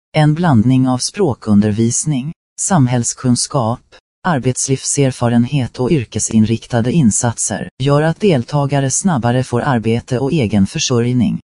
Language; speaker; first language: Swedish; native; Swedish